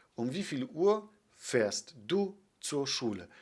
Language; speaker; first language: German; non-native, fluent; Polish